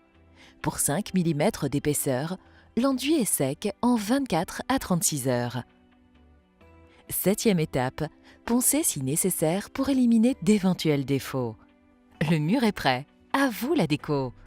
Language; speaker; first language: French; native; French